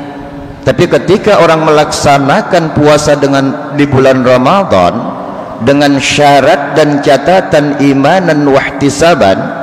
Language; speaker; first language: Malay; non-native, local second language; Banjar